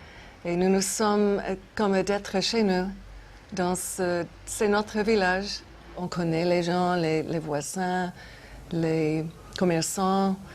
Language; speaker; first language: French; non-native, fluent; English